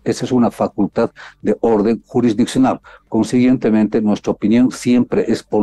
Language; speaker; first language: Spanish; native; Spanish